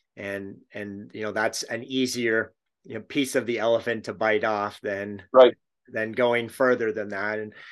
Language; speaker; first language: English; native; English